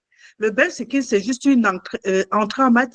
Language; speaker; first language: French; non-native, fluent; German